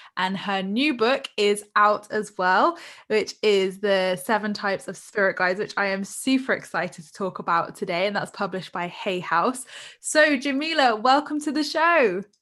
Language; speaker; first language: English; native; English